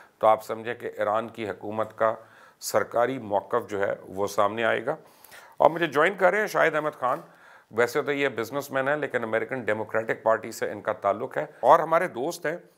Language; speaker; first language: Urdu; native; Urdu